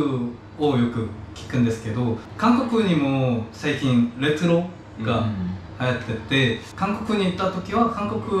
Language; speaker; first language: Japanese; non-native, fluent; Korean